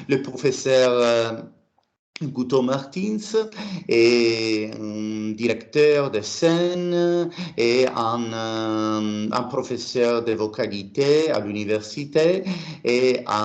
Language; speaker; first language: French; non-native, learner; Italian